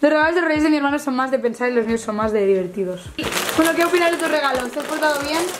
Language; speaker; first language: Spanish; native; Spanish